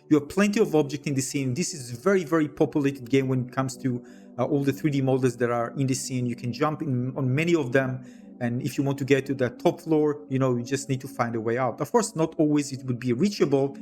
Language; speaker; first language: English; non-native, fluent; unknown